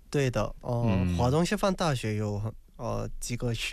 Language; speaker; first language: Chinese; non-native, learner; Korean